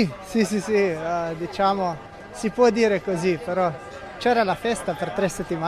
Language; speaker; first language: Italian; non-native, fluent; Slovenian